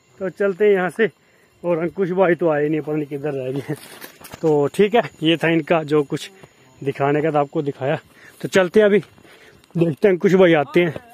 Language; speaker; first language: Hindi; native; Hindi